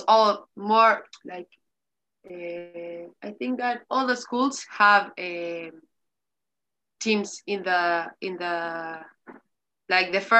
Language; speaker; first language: English; non-native, learner; Spanish